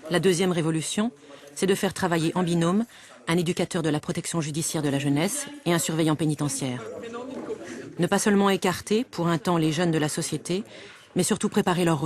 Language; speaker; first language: French; native; French